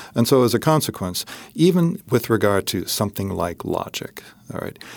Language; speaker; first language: English; native; English